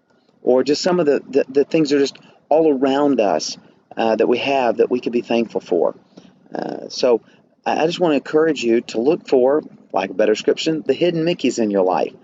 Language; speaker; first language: English; native; English